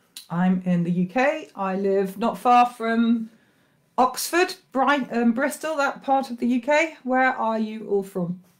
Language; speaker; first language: English; native; English